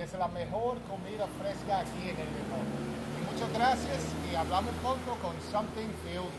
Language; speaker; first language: Spanish; non-native, learner; English